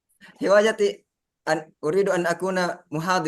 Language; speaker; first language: Arabic; non-native, learner; Indonesian